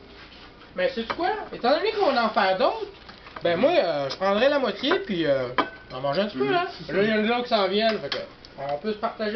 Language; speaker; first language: French; native; French